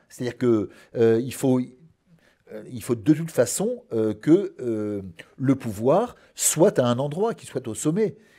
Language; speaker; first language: French; native; French